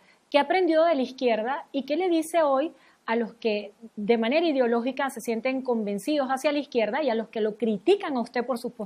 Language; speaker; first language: Spanish; native; Spanish